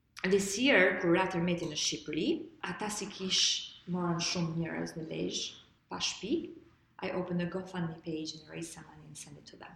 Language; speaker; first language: Albanian; native; Albanian